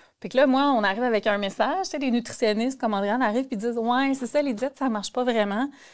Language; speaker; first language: French; native; French